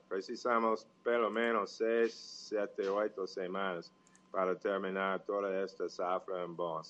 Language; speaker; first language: Portuguese; non-native, fluent; English